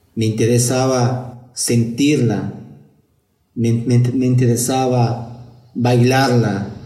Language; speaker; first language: Spanish; non-native, local second language; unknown